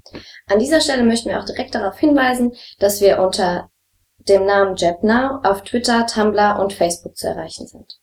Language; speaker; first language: German; native; German